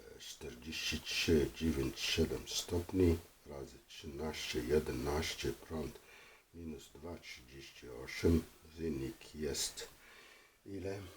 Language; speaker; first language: Polish; non-native, learner; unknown